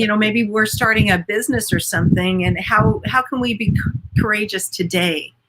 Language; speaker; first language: English; native; English